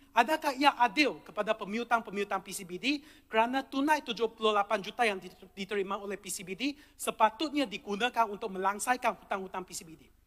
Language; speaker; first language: Malay; non-native, local second language; Chinese